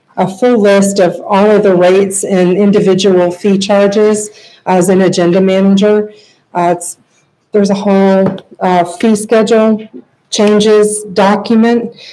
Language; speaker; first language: English; native; English